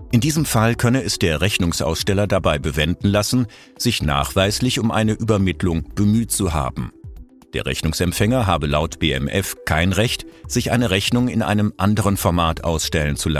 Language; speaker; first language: German; native; German